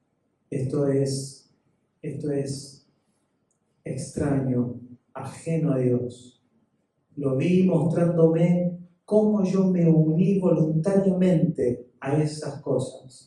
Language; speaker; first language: Spanish; native; Spanish